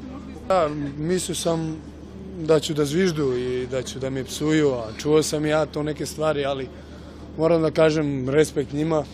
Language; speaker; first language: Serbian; early bilingual, heritage; German